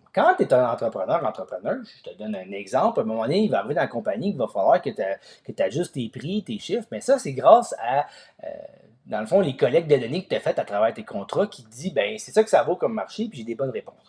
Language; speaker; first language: French; native; French